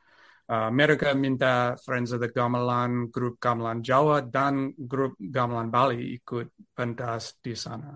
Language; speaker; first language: Indonesian; non-native, fluent; English